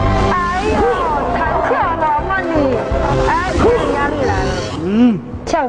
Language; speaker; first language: Chinese; native; Chinese